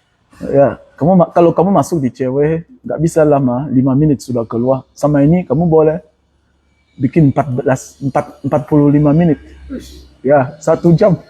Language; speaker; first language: Indonesian; non-native, learner; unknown